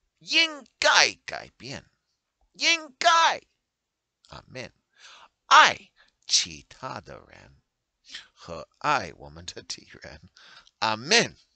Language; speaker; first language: Chinese; non-native, learner; English